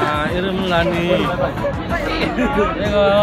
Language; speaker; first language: Korean; non-native, learner; Indonesian